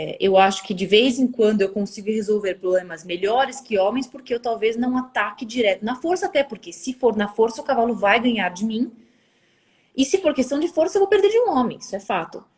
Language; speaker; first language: Portuguese; early bilingual, other home language; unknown